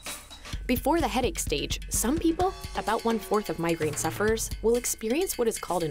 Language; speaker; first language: English; native; English